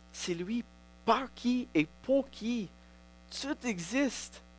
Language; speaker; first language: French; non-native, local second language; English